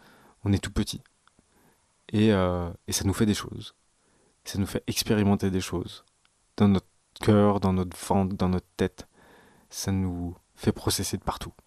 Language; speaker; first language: French; native; French